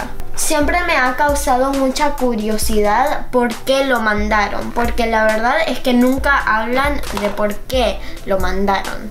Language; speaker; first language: Spanish; early bilingual, heritage; Spanish